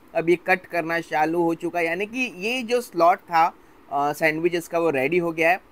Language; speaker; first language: Hindi; non-native, local second language; Gujarati